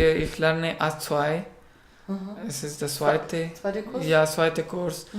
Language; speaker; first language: German; non-native, learner; Pashto